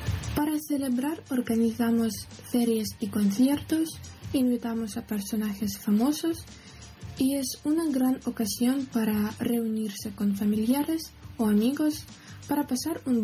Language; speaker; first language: Spanish; non-native, learner; Ukrainian